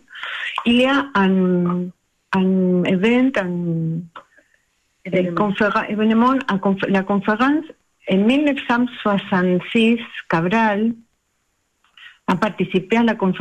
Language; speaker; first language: French; non-native, learner; Spanish